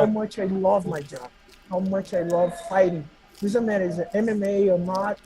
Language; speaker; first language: English; non-native, learner; Portuguese